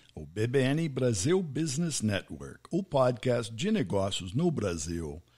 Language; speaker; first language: Portuguese; non-native, fluent; English